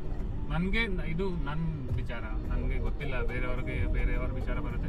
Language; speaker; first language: Kannada; non-native, learner; Odia